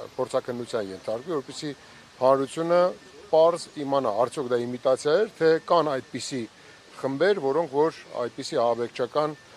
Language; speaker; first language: Armenian; native; Armenian